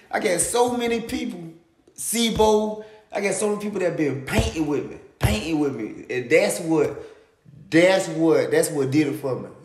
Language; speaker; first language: English; native; English